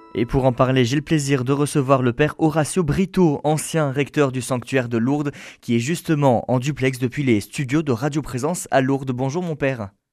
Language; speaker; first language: French; native; French